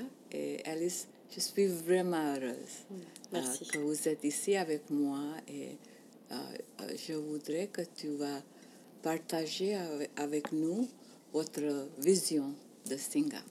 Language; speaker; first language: French; non-native, learner; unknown